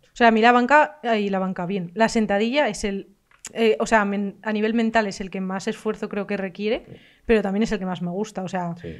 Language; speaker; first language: Spanish; native; Spanish